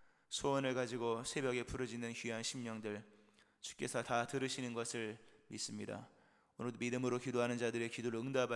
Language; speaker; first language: Korean; native; Korean